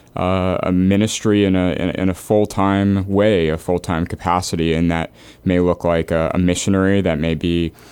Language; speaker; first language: English; native; English